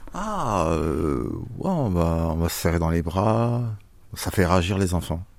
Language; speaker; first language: French; native; French